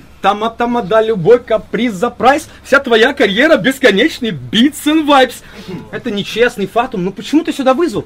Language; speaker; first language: Russian; early bilingual, heritage; Russian